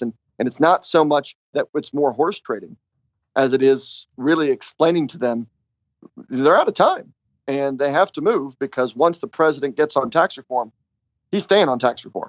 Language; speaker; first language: English; native; English